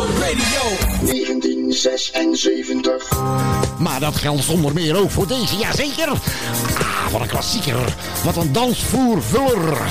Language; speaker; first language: Dutch; native; Dutch